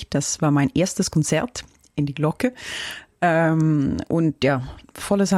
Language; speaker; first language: German; non-native, fluent; Norwegian